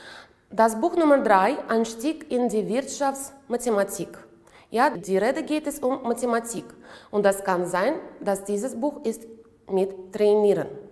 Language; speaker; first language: German; non-native, fluent; Uzbek